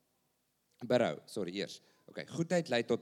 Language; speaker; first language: Dutch; non-native, learner; English